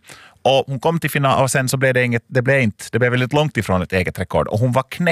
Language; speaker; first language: Swedish; native; Swedish